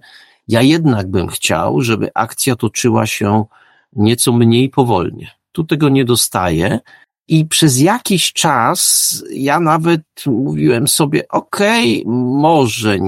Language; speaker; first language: Polish; native; Polish